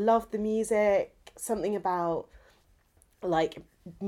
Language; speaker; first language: English; native; English